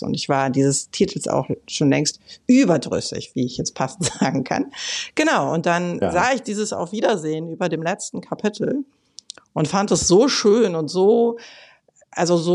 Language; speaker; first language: German; native; German